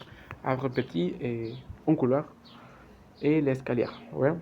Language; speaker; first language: French; non-native, learner; Spanish